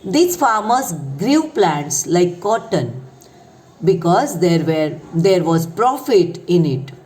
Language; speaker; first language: English; non-native, local second language; Marathi